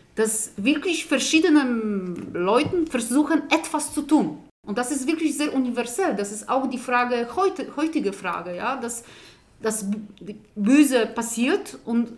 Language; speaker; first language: German; non-native, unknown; Polish